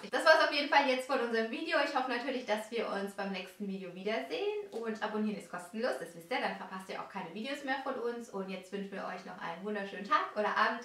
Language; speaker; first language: German; early bilingual, other home language; Italian